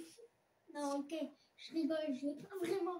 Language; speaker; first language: French; native; French